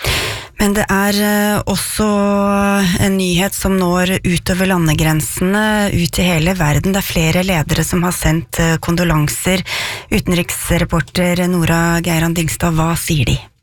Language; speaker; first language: Norwegian; native; Norwegian